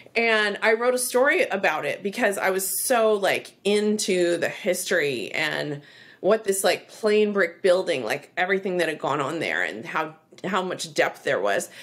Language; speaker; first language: English; native; English